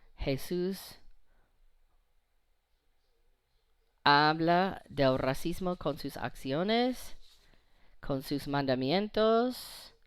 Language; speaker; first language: Spanish; non-native, fluent; English